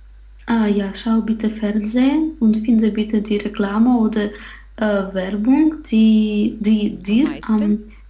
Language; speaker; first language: German; non-native, learner; Russian